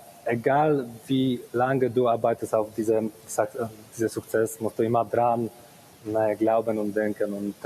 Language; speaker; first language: German; non-native, fluent; Polish